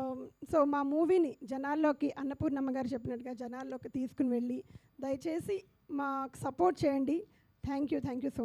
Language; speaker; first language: Telugu; native; Telugu